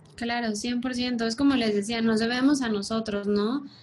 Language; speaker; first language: Spanish; native; Spanish